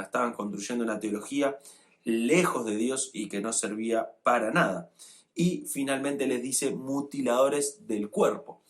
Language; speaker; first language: Spanish; native; Spanish